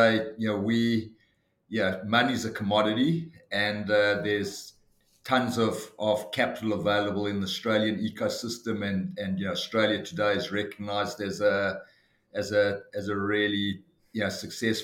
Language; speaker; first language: English; native; English